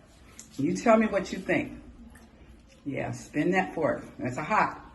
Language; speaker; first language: English; native; English